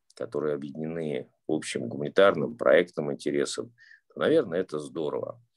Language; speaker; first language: Russian; native; Russian